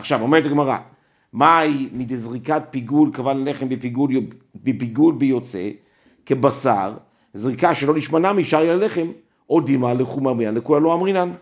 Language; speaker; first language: Hebrew; native; Hebrew